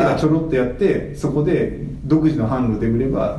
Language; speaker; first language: Japanese; native; Japanese